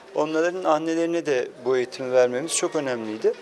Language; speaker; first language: Turkish; native; Turkish